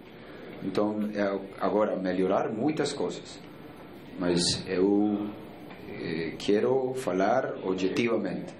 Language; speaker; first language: Portuguese; non-native, fluent; Spanish